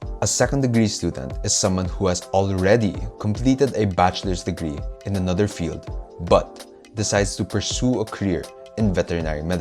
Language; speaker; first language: English; non-native, local second language; Filipino